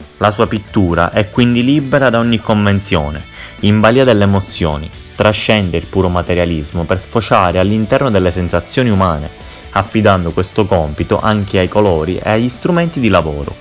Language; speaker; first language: Italian; native; Italian